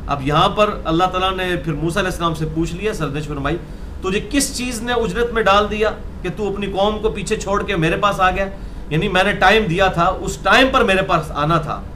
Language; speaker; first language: Urdu; non-native, local second language; Punjabi